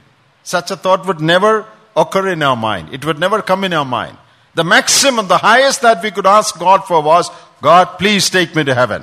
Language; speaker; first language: English; non-native, local second language; Malayalam